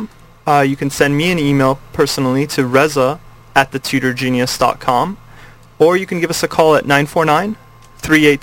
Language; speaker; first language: English; native; English